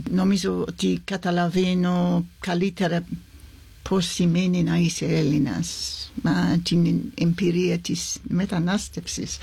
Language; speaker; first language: Greek; non-native, fluent; English